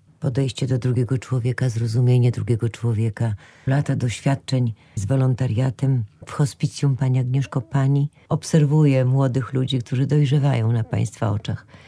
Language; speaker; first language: Polish; native; Polish